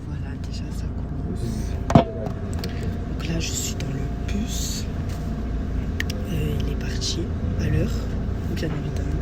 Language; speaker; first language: French; native; French